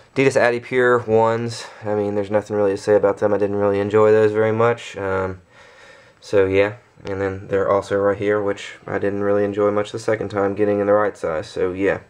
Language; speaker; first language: English; native; English